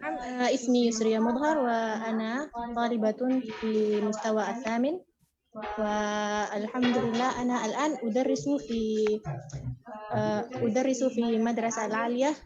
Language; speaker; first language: Arabic; non-native, learner; Indonesian